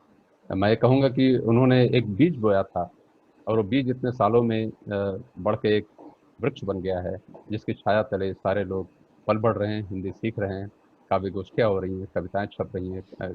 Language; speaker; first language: Hindi; native; Hindi